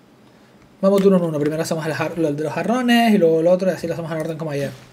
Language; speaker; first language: Spanish; native; Spanish